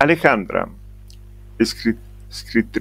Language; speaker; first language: Spanish; non-native, fluent; Italian